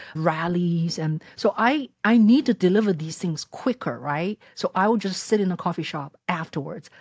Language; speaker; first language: English; non-native, fluent; Chinese